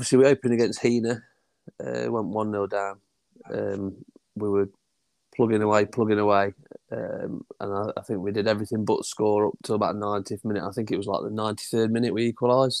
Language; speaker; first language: English; native; English